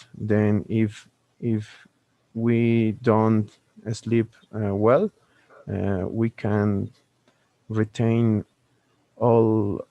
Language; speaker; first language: English; non-native, learner; Spanish